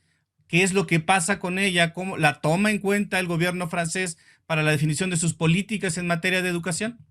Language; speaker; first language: Spanish; native; Spanish